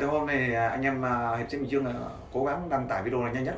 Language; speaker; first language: Vietnamese; native; Vietnamese